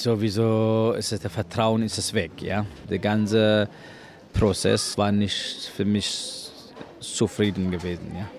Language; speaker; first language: German; non-native, learner; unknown